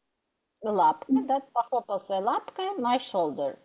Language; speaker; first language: Russian; native; Russian